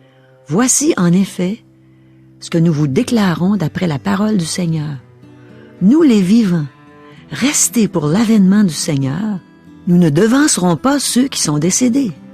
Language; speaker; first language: French; native; French